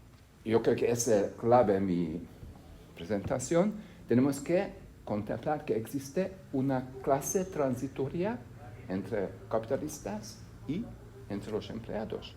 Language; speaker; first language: Spanish; non-native, fluent; Hungarian